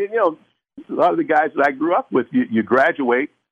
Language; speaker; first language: English; early bilingual, other home language; Spanish